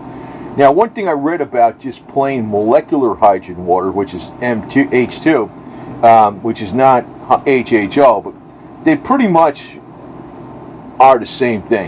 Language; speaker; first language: English; native; English